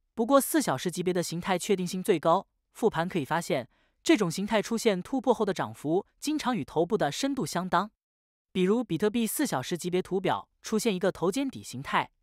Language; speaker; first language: Chinese; native; Chinese